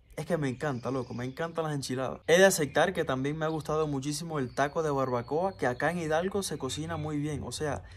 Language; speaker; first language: Spanish; native; Spanish